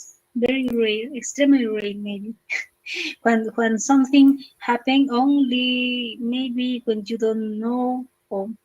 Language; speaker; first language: English; non-native, learner; Spanish